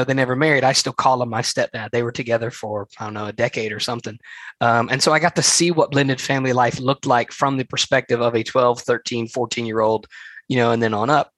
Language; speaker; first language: English; native; English